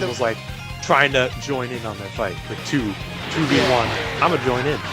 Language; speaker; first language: English; native; English